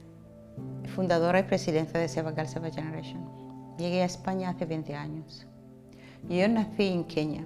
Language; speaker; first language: Spanish; non-native, fluent; Somali